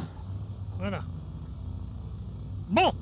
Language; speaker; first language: French; native; French